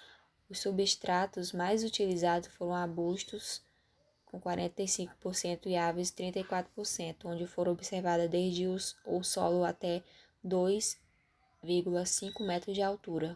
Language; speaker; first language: Portuguese; native; Portuguese